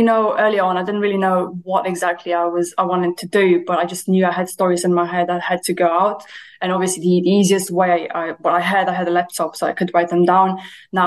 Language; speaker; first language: English; early bilingual, other home language; German